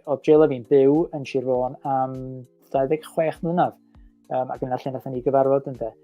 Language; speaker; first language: Welsh; native; Welsh